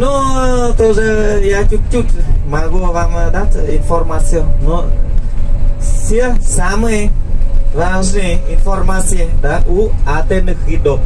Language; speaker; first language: Russian; non-native, learner; Vietnamese